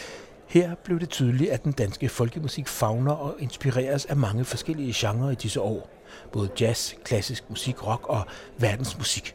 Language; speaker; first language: Danish; native; Danish